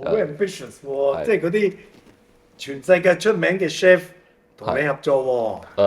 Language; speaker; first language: Cantonese; native; Cantonese